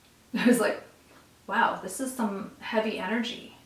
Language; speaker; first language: English; native; English